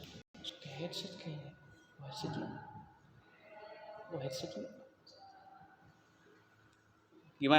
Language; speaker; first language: Indonesian; native; Indonesian